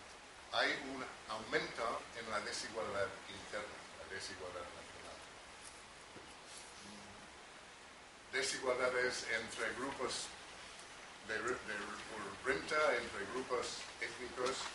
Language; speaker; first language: Spanish; non-native, fluent; English